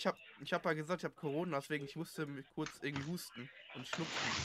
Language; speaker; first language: German; native; German